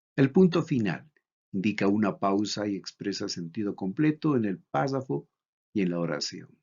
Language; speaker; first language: Spanish; native; Spanish